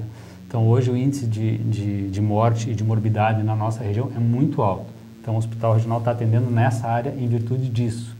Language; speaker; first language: Portuguese; native; Portuguese